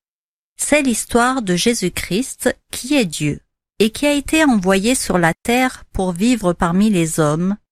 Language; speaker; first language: French; native; French